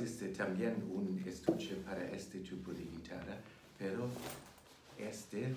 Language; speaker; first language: Spanish; non-native, fluent; German